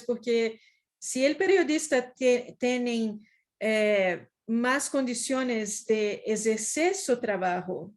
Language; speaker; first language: Spanish; non-native, fluent; Portuguese